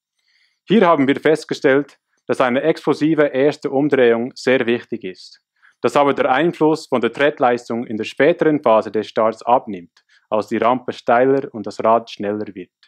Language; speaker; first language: German; non-native, fluent; English